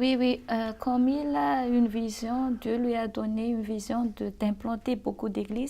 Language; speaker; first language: French; non-native, local second language; Malagasy